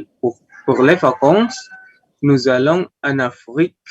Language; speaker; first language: French; non-native, learner; Indonesian